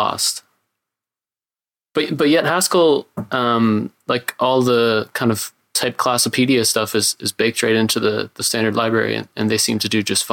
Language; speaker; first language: English; native; English